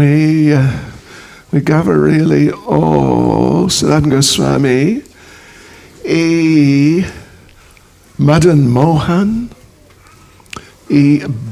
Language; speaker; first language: Russian; non-native, fluent; English